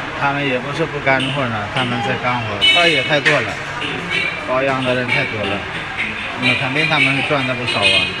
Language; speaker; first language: Chinese; non-native, fluent; Hindi